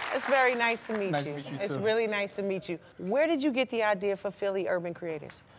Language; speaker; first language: English; native; English